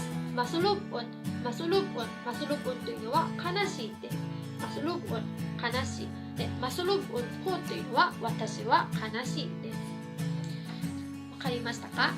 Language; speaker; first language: Japanese; non-native, fluent; Filipino